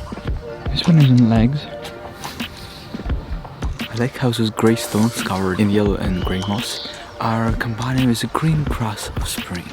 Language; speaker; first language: English; non-native, fluent; Russian